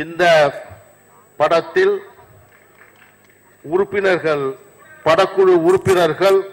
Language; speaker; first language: Tamil; native; Tamil